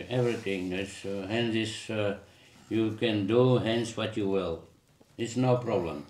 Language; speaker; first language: English; non-native, learner; Dutch